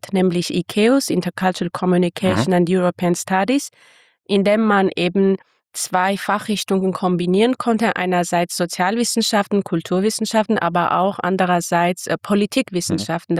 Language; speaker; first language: German; non-native, fluent; Armenian